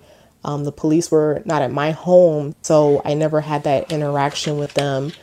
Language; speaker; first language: English; native; English